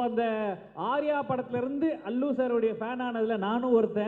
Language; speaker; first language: Tamil; native; Tamil